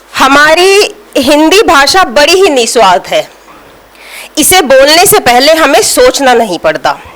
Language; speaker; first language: Hindi; native; Hindi